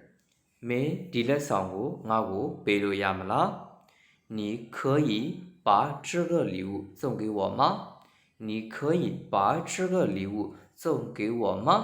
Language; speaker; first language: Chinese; non-native, fluent; Burmese